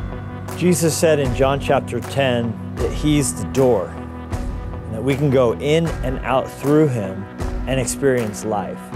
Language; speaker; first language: English; native; English